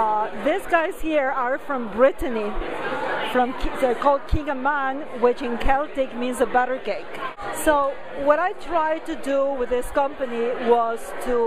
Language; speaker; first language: English; non-native, fluent; Spanish